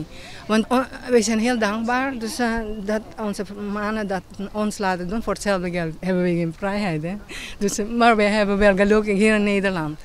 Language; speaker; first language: Dutch; non-native, fluent; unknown